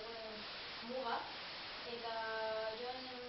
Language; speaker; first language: Basque; non-native, local second language; Spanish